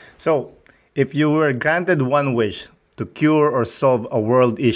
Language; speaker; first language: English; non-native, local second language; Filipino